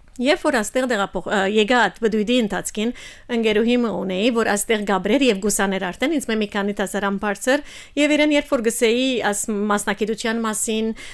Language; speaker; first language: Armenian; early bilingual, heritage; Armenian